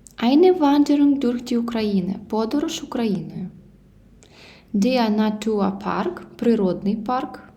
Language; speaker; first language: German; non-native, fluent; Ukrainian